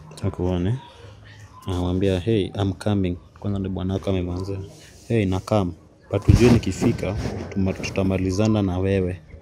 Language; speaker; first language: Swahili; native; Swahili